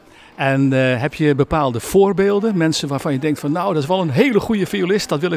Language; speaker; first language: Dutch; native; Dutch